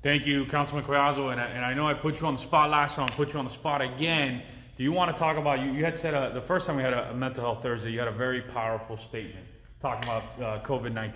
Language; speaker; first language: English; early bilingual, other home language; Spanish